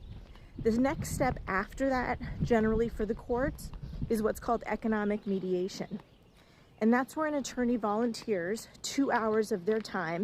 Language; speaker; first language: English; native; English